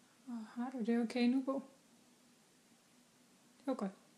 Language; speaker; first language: Danish; native; Danish